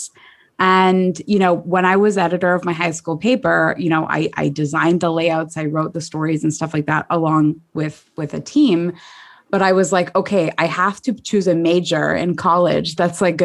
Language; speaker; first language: English; native; English